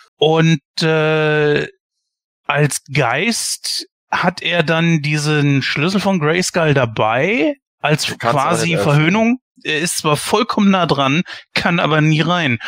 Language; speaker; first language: German; native; German